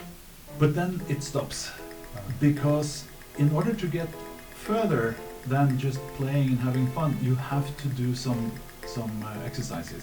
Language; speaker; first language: English; non-native, fluent; Norwegian